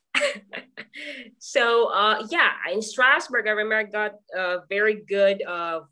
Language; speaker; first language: English; non-native, fluent; Morisyen